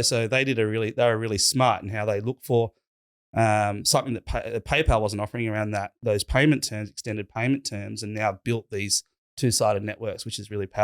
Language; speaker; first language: English; native; English